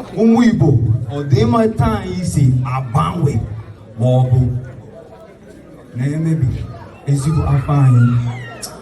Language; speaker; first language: Igbo; early bilingual, heritage; Igbo